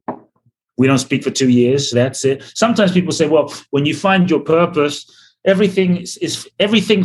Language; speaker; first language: English; native; English